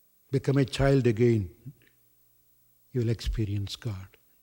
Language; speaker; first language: English; non-native, local second language; Tamil